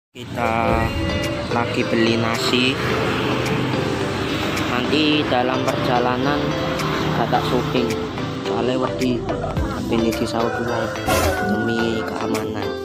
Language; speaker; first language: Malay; non-native, local second language; Javanese